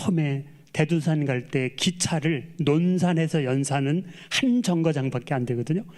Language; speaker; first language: Korean; native; Korean